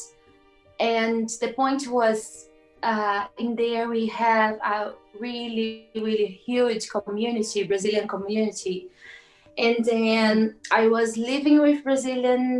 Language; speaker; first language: English; non-native, learner; Portuguese